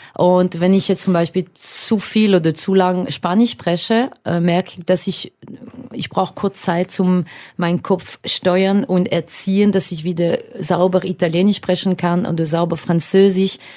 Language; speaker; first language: German; non-native, local second language; French